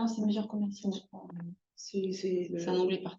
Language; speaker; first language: French; native; French